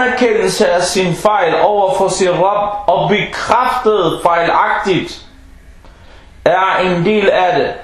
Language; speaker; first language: Danish; non-native, local second language; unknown